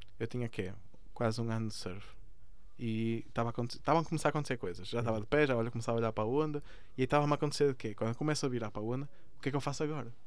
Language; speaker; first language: Portuguese; early bilingual, other home language; Spanish